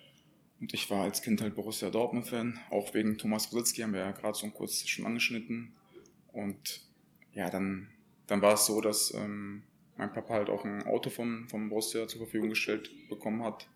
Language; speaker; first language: German; native; German